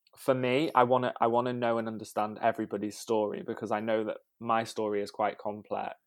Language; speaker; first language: English; native; English